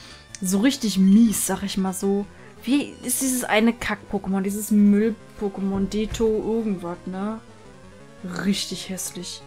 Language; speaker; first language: German; native; German